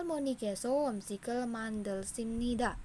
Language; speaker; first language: Korean; non-native, fluent; Indonesian